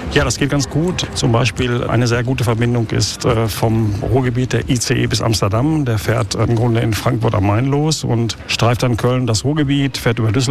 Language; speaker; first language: German; native; German